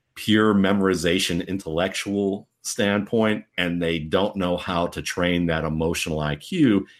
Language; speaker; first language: English; native; English